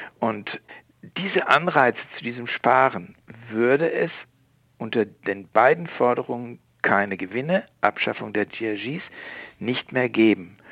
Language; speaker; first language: German; native; German